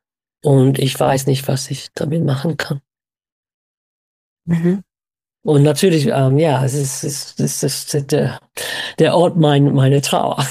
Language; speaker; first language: German; non-native, fluent; English